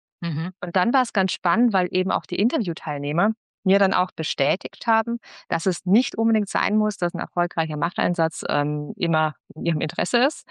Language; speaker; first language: German; native; German